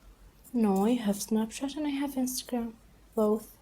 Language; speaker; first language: English; non-native, learner; Arabic